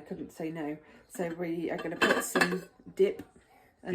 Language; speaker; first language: English; native; English